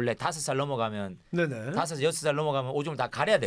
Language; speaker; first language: Korean; native; Korean